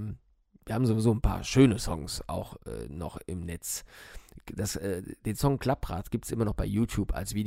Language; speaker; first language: German; native; German